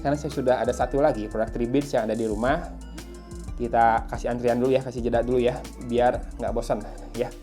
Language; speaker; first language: Indonesian; native; Indonesian